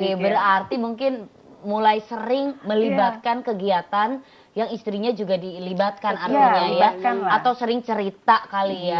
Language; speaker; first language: Indonesian; native; Indonesian